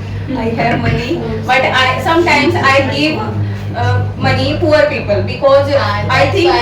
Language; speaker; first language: English; non-native, learner; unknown